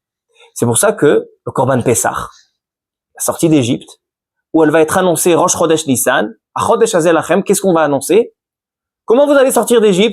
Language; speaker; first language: French; native; French